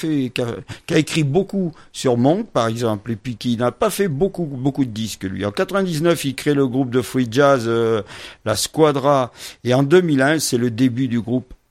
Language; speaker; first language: French; native; French